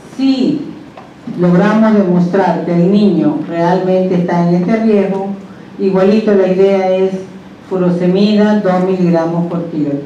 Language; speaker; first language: Spanish; native; Spanish